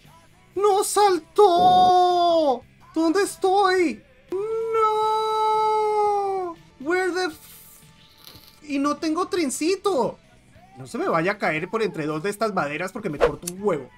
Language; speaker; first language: Spanish; native; Spanish